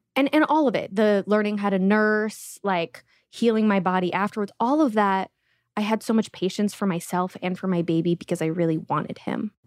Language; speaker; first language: English; early bilingual, other home language; Russian